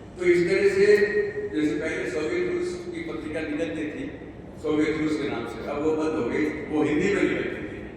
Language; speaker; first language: Hindi; native; Hindi